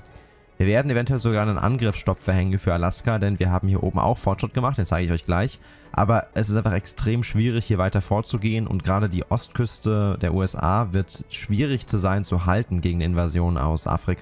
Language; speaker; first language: German; native; German